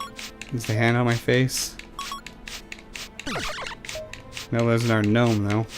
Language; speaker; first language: English; native; English